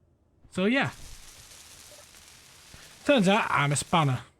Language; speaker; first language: English; native; English